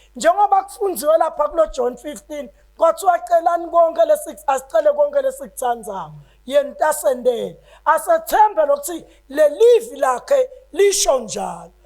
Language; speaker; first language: Zulu; non-native, local second language; Swati